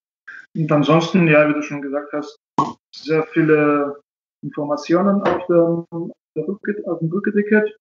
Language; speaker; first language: German; non-native, fluent; Russian